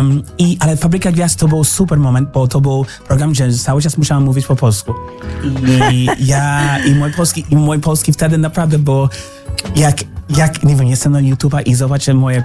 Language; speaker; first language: Polish; non-native, learner; English